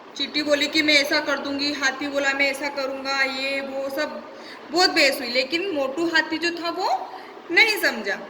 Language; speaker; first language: Hindi; native; Hindi